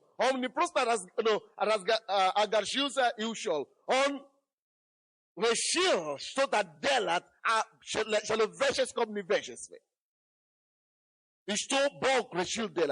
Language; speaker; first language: Russian; non-native, fluent; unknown